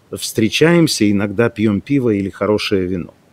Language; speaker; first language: Russian; non-native, local second language; Ukrainian